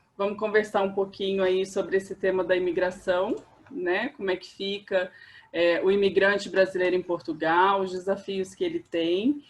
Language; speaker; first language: Portuguese; native; Portuguese